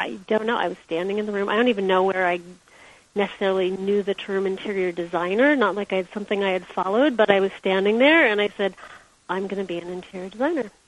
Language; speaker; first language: English; native; English